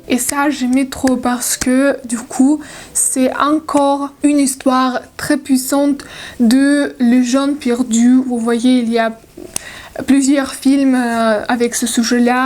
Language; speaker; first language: French; non-native, learner; Russian